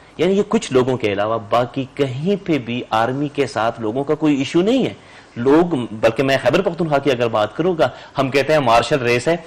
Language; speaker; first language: Urdu; non-native, local second language; Pashto